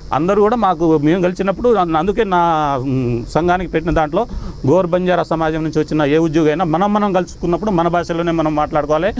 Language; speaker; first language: Telugu; non-native, local second language; Lambadi